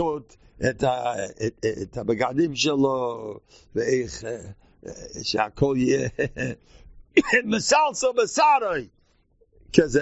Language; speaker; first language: Hebrew; non-native, fluent; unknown